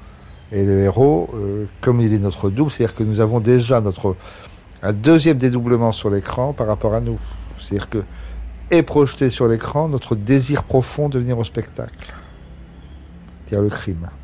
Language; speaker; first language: French; native; French